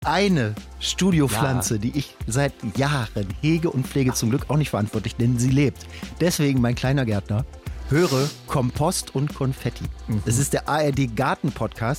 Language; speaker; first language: German; native; German